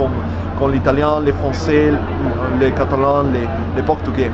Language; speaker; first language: French; non-native, learner; Spanish